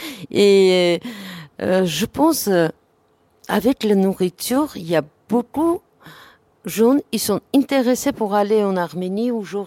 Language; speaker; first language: French; non-native, learner; Armenian